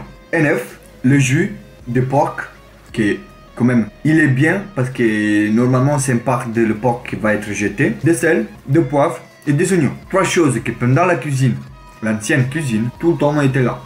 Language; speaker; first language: French; non-native, learner; Italian